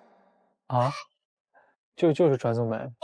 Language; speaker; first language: Chinese; native; Chinese